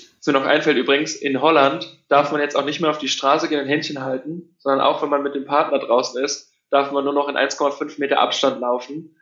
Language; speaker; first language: German; native; German